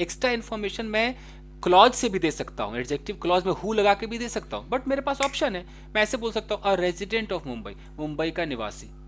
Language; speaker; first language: Hindi; native; Hindi